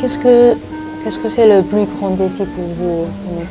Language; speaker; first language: French; non-native, learner; Chinese